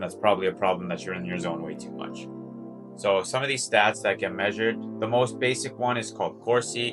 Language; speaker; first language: English; native; English